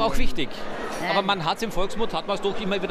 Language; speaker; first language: German; native; German